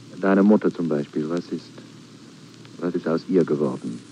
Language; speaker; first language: German; non-native, fluent; English